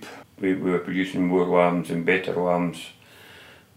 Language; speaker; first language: English; native; English